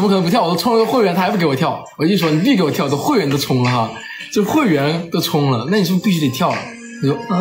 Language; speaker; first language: Chinese; native; Chinese